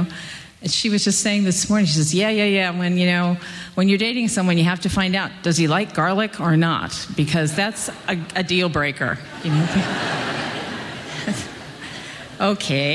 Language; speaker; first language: English; native; English